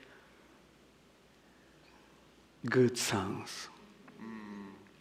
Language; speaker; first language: English; non-native, learner; Spanish